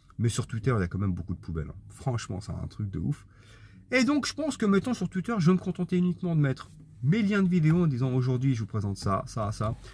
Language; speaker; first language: French; native; French